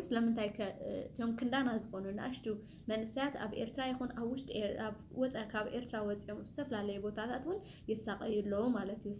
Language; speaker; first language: Tigrinya; early bilingual, heritage; Tigrinya